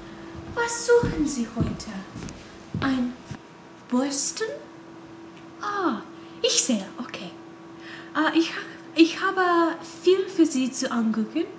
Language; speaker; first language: German; non-native, learner; English